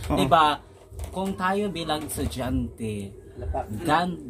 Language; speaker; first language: Filipino; non-native, fluent; Cebuano